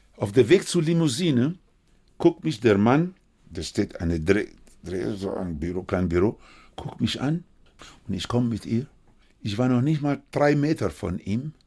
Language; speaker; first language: German; non-native, fluent; Spanish